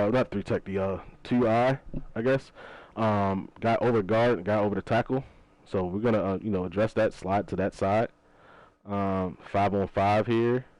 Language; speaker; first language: English; native; English